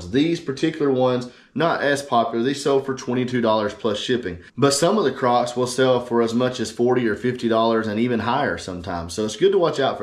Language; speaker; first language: English; native; English